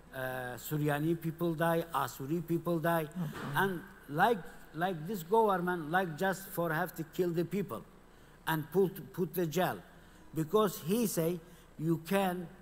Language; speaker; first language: English; non-native, learner; Kurdish